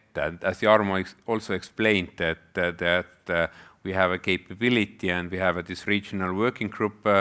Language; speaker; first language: English; non-native, fluent; Estonian